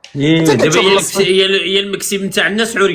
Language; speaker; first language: Arabic; native; Arabic